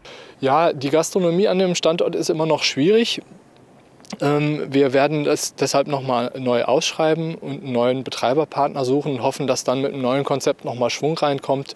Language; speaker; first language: German; native; German